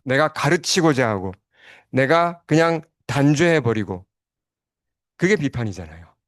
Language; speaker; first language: Korean; native; Korean